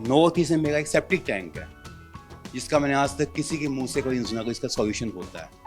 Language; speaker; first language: Hindi; native; Hindi